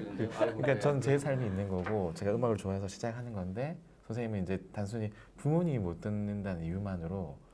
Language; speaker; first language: Korean; native; Korean